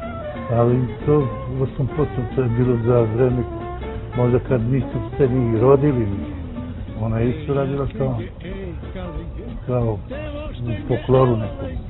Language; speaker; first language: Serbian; non-native, local second language; Romany